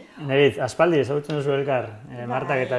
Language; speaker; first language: Basque; native; Basque